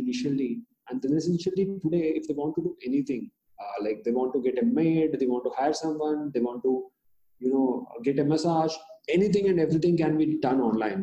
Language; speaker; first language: English; non-native, local second language; Hindi